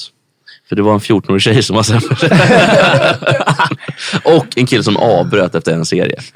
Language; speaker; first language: Swedish; native; Swedish